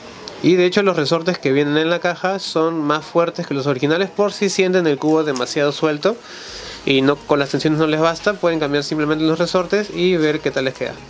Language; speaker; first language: Spanish; native; Spanish